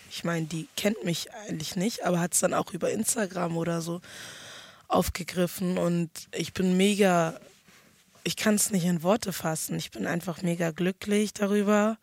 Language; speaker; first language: German; early bilingual, other home language; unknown